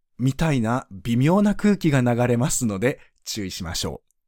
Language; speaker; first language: Japanese; native; Japanese